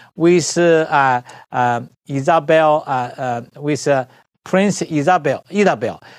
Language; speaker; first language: English; non-native, learner; Chinese